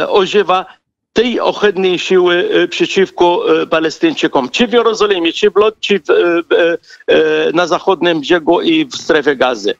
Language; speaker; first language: Polish; non-native, fluent; Arabic